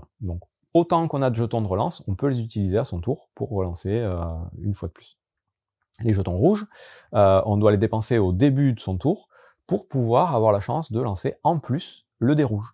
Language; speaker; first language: French; native; French